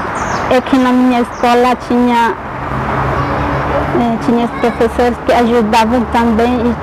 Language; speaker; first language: Portuguese; non-native, local second language; Guarani